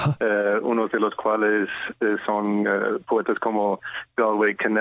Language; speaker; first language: Spanish; non-native, fluent; English